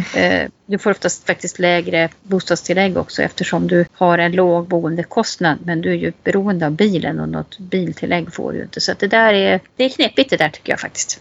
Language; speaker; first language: Swedish; native; Swedish